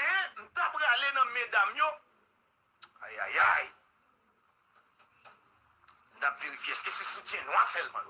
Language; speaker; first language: Haitian Creole; native; Haitian Creole